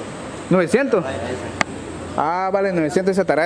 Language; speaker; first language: Spanish; native; Spanish